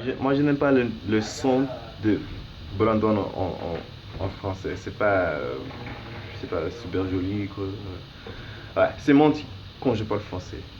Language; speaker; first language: French; non-native, learner; English